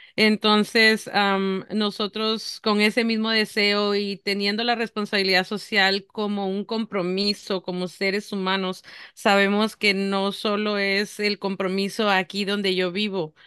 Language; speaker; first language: Spanish; native; Spanish